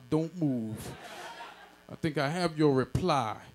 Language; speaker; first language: English; native; English